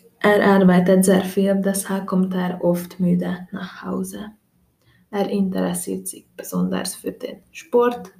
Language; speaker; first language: German; non-native, learner; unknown